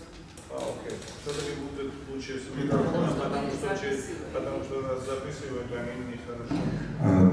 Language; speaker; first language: Russian; non-native, fluent; Georgian